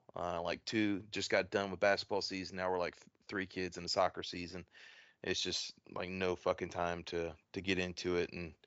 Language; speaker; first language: English; native; English